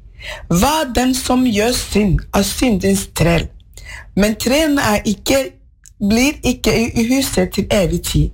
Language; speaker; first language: Norwegian; non-native, fluent; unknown